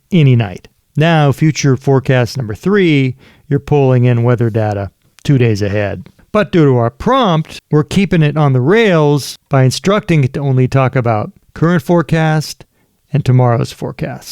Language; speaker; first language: English; native; English